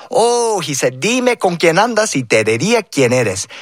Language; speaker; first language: Spanish; early bilingual, heritage; Spanish